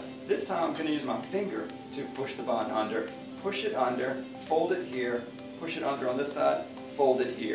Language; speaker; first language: English; native; English